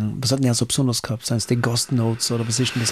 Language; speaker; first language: German; native; German